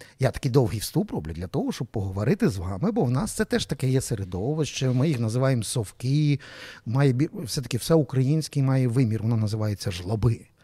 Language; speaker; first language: Ukrainian; native; Ukrainian